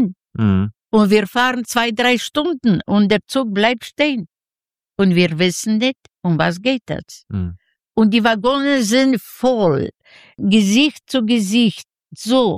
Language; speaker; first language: German; non-native, learner; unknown